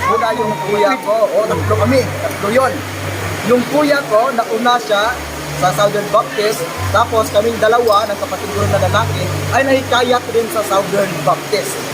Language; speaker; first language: Filipino; non-native, local second language; Cebuano